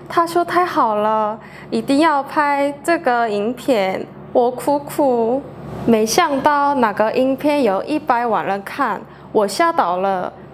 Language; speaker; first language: Chinese; non-native, fluent; Korean